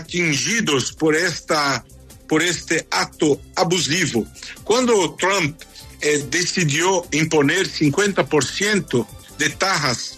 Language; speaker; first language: Spanish; non-native, fluent; Portuguese